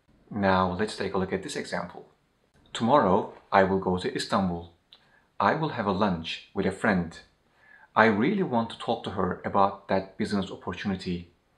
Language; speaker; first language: English; non-native, fluent; Turkish